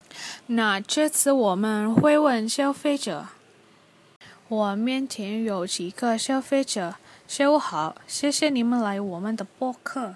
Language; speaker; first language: Chinese; non-native, learner; Indonesian